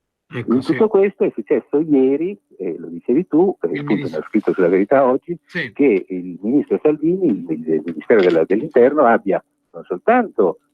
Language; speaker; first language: Italian; native; Italian